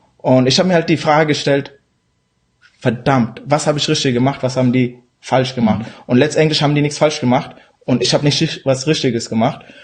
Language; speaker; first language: German; early bilingual, other home language; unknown